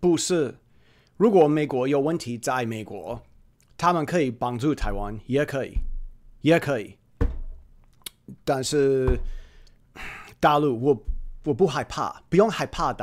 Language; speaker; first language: Chinese; non-native, fluent; English